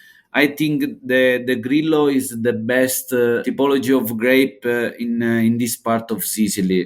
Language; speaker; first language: English; non-native, learner; Italian